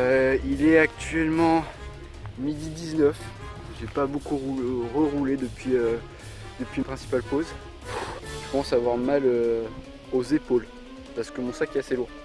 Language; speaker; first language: French; native; French